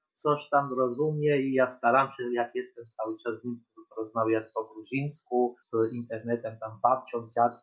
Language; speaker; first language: Polish; non-native, learner; Georgian